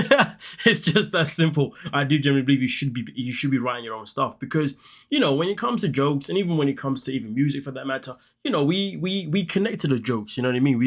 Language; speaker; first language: English; native; English